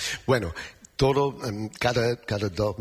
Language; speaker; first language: Spanish; non-native, fluent; English